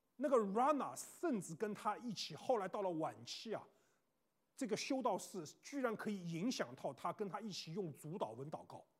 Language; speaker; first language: Chinese; native; Chinese